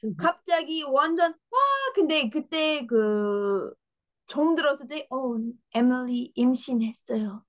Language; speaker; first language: Korean; non-native, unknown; English